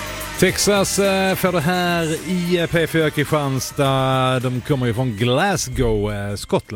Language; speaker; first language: Swedish; native; Swedish